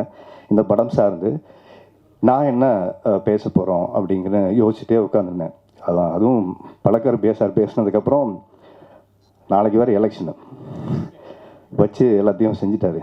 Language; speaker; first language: Tamil; native; Tamil